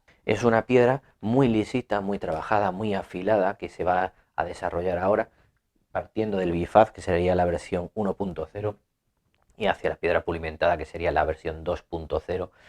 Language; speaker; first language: Spanish; native; Spanish